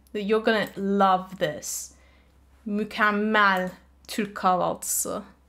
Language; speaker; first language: Turkish; early bilingual, heritage; Turkish